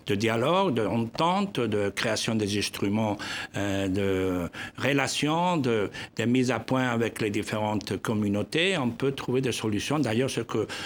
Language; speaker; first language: French; non-native, fluent; Spanish